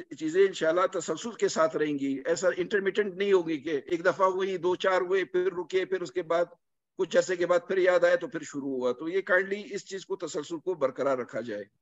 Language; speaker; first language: Urdu; non-native, local second language; Punjabi